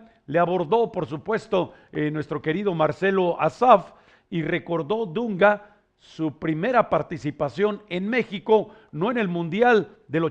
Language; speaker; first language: Spanish; native; Spanish